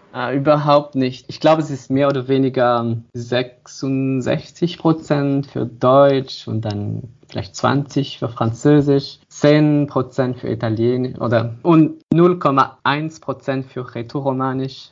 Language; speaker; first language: German; non-native, fluent; French